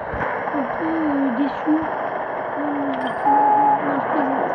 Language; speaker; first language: French; native; French